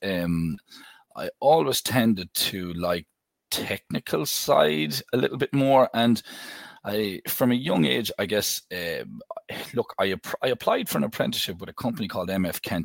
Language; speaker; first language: English; native; English